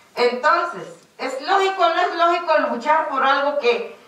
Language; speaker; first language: Spanish; native; Spanish